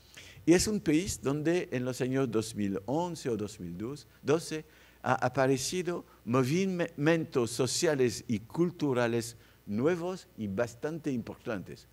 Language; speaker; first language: Spanish; non-native, fluent; French